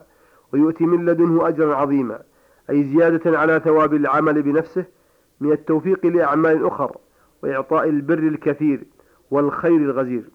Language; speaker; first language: Arabic; native; Arabic